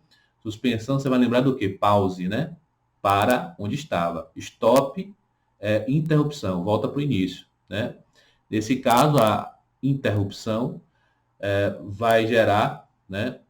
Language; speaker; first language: Portuguese; native; Portuguese